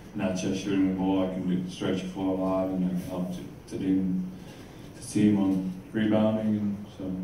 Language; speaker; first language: English; non-native, fluent; Finnish